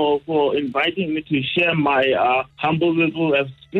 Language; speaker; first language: English; non-native, local second language; Tsonga